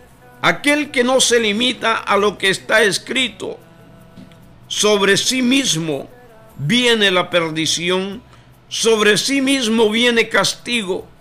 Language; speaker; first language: Spanish; native; Spanish